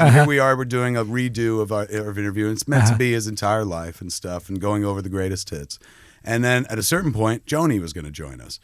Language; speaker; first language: English; native; English